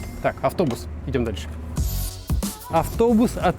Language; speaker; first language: Russian; native; Russian